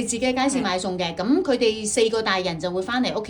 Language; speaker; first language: Cantonese; native; Cantonese